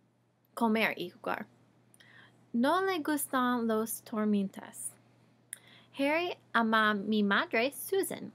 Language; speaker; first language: Spanish; non-native, learner; English